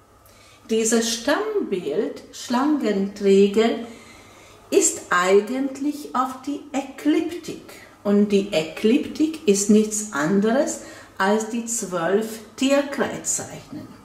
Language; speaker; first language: German; non-native, fluent; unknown